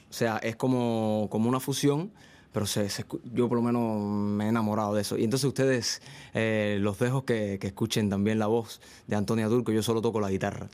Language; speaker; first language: Spanish; native; Spanish